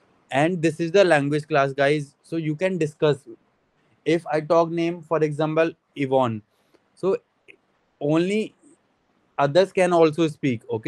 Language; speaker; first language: English; non-native, local second language; Hindi